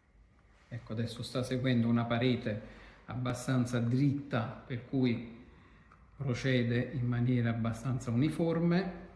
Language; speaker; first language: Italian; native; Italian